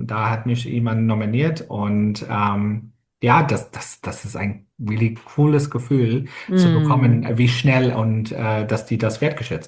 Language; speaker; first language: German; non-native, fluent; English